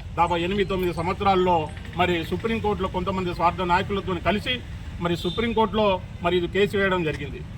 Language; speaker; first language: Telugu; non-native, local second language; Lambadi